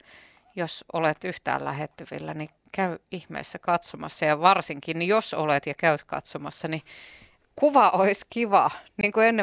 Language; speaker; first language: Finnish; native; Finnish